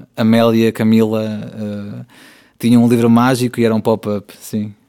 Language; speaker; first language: Portuguese; native; Portuguese